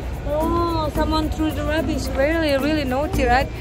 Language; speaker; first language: English; non-native, fluent; Indonesian